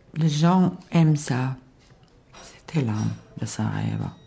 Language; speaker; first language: French; non-native, learner; Bosnian